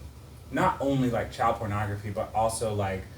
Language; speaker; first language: English; native; English